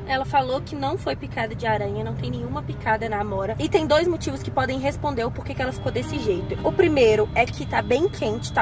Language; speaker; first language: Portuguese; native; Portuguese